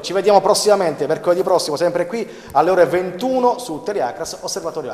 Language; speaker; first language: Italian; native; Italian